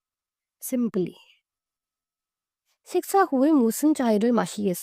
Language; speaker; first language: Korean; non-native, learner; Hindi